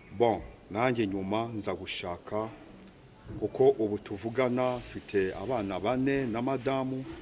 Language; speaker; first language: Kinyarwanda; early bilingual, heritage; Kinyarwanda